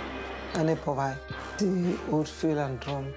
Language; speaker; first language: Danish; non-native, fluent; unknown